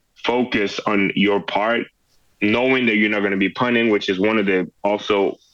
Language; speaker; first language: English; non-native, fluent; French